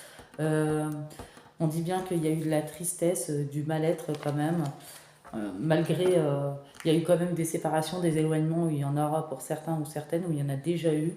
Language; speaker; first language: French; native; French